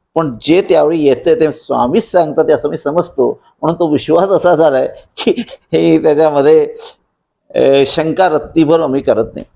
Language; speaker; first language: Marathi; native; Marathi